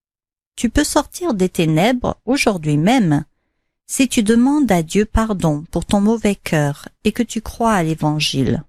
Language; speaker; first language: French; native; French